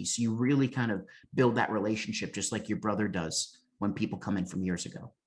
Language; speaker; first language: English; native; English